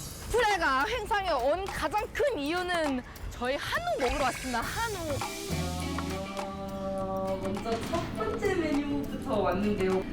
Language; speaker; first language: Korean; non-native, fluent; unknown